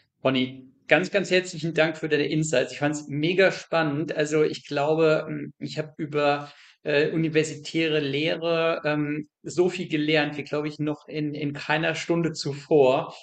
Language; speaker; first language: German; native; German